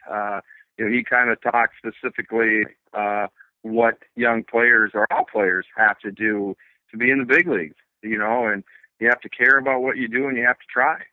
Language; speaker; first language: English; native; English